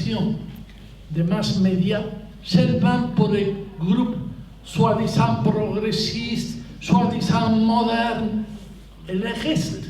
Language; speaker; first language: French; non-native, fluent; Spanish